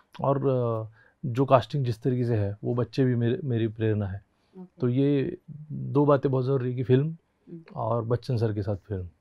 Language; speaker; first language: Hindi; non-native, local second language; Marathi